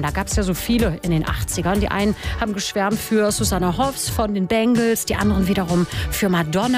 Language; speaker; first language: German; native; German